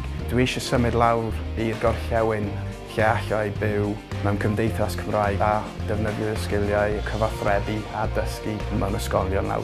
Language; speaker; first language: Welsh; non-native, local second language; English